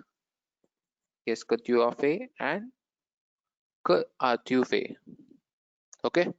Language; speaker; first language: French; non-native, learner; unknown